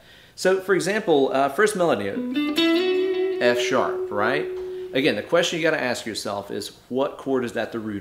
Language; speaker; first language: English; native; English